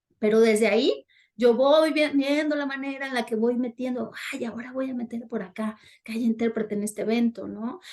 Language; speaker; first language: Spanish; native; Spanish